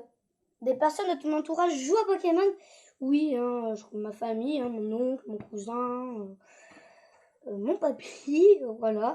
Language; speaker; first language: French; native; French